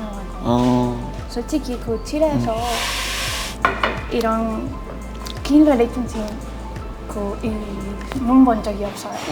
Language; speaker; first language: Korean; non-native, learner; Spanish